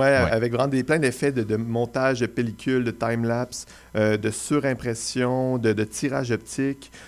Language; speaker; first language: French; native; French